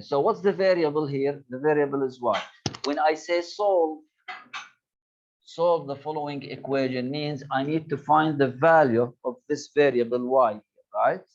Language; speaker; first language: English; non-native, local second language; Arabic